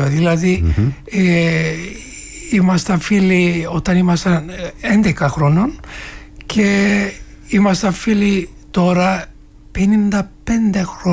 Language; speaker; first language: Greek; non-native, learner; Turkish